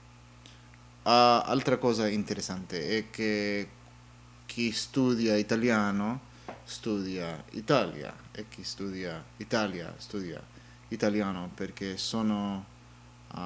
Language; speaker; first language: Italian; non-native, learner; English